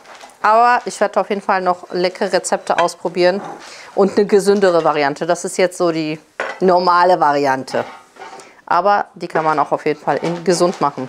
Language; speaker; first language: German; early bilingual, other home language; Polish